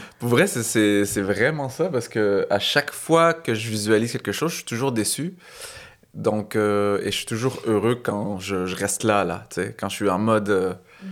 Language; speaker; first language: French; native; French